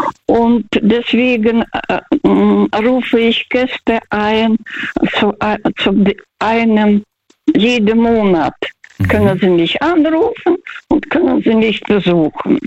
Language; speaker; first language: German; early bilingual, heritage; Russian